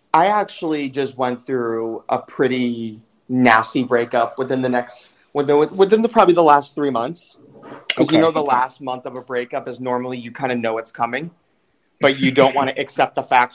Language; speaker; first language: English; native; English